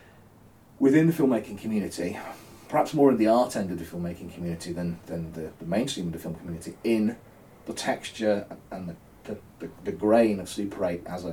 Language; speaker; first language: English; native; English